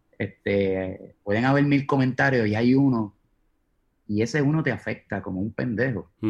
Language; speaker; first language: Spanish; native; Spanish